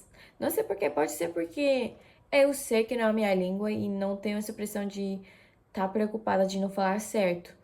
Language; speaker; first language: Portuguese; non-native, fluent; Japanese